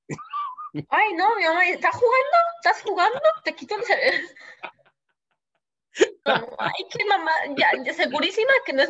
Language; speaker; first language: Spanish; native; Spanish